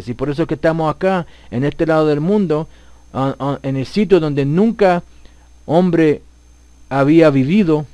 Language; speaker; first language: Spanish; early bilingual, heritage; Spanish